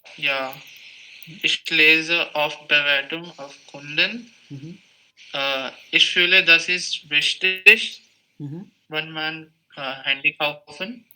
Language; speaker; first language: German; non-native, learner; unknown